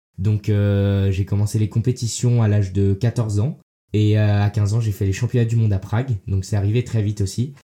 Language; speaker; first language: French; early bilingual, heritage; French